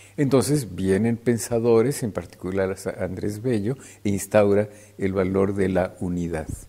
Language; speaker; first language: Spanish; native; Spanish